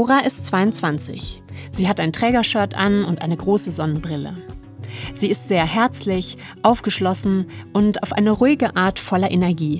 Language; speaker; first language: German; native; German